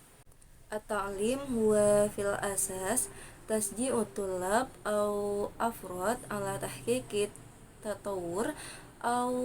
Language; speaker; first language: Arabic; non-native, learner; Indonesian